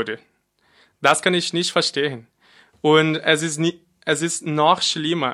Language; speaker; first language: German; non-native, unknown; Portuguese